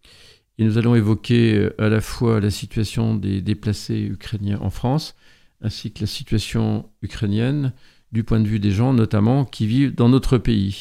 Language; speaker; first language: French; native; French